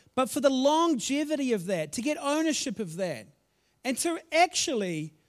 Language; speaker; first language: English; native; English